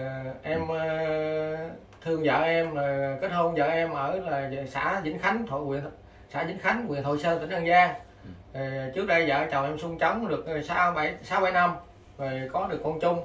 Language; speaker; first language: Vietnamese; native; Vietnamese